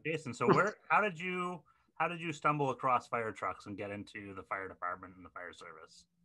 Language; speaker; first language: English; native; English